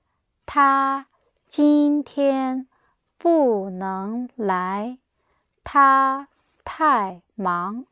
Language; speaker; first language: Chinese; non-native, learner; English